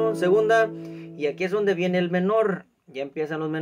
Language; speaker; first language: Spanish; native; Spanish